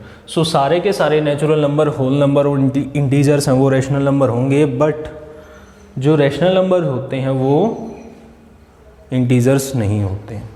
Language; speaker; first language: Hindi; native; Hindi